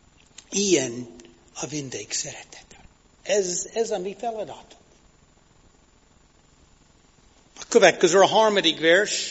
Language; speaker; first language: Hungarian; non-native, fluent; English